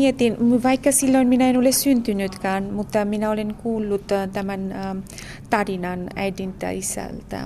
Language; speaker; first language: Finnish; non-native, fluent; Bangla